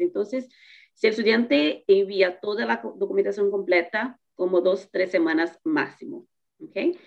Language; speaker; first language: Spanish; non-native, learner; Portuguese